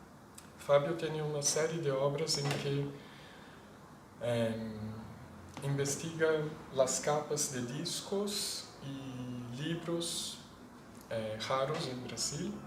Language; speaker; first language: Spanish; non-native, fluent; Portuguese